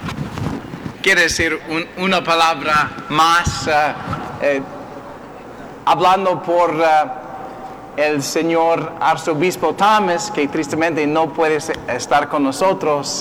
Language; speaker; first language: Spanish; non-native, learner; English